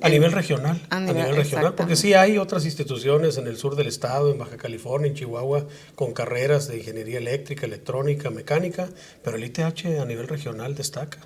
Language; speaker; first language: Spanish; native; Spanish